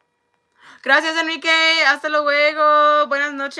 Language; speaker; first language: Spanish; non-native, learner; English